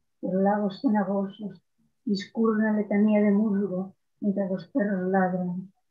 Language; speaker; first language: Spanish; native; Spanish